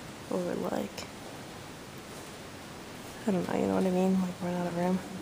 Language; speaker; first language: English; native; English